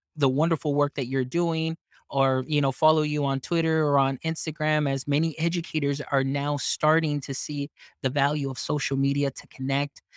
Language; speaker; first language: English; early bilingual, other home language; Spanish